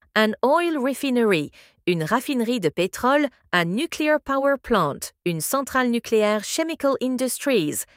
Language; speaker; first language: French; native; French